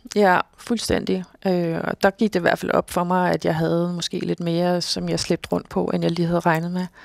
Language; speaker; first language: Danish; native; Danish